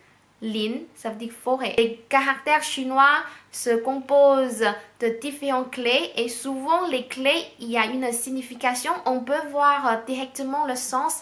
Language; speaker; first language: French; non-native, fluent; Chinese